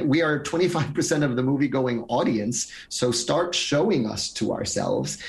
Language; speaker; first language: English; early bilingual, other home language; Spanish